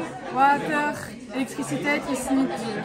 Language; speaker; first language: Dutch; non-native, learner; French